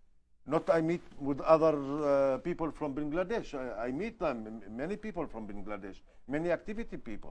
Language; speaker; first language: English; non-native, learner; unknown